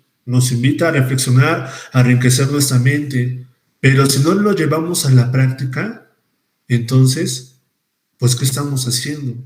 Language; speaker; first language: Spanish; native; Spanish